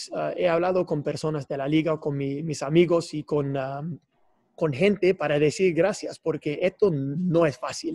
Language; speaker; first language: Spanish; non-native, fluent; English